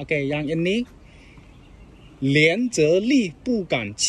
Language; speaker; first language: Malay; non-native, learner; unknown